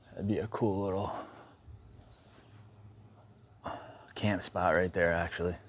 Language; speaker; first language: English; native; English